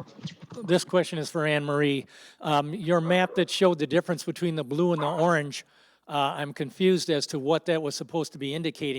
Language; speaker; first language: English; native; English